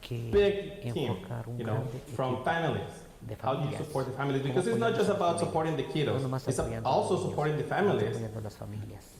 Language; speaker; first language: English; non-native, fluent; Spanish